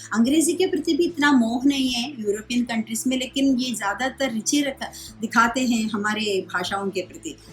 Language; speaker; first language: Hindi; non-native, local second language; Telugu